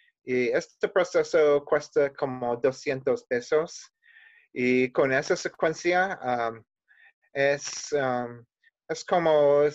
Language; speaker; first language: Spanish; non-native, learner; English